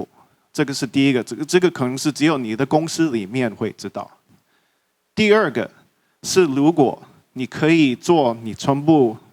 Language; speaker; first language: Chinese; early bilingual, heritage; English